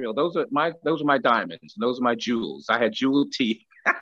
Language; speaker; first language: English; native; English